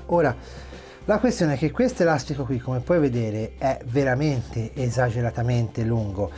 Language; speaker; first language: Italian; native; Italian